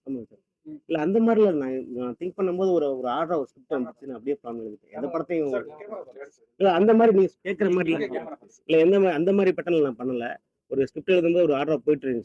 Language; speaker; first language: Tamil; native; Tamil